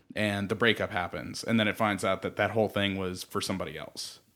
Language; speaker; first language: English; native; English